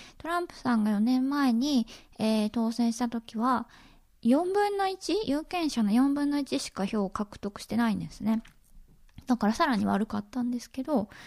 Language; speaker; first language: Japanese; native; Japanese